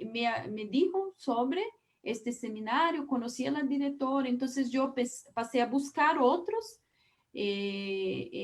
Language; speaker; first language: Spanish; non-native, learner; Portuguese